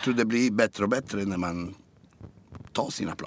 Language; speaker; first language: Swedish; non-native, fluent; Italian